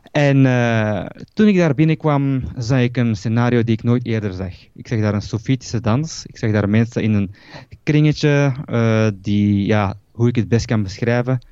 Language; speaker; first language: Dutch; early bilingual, other home language; Turkish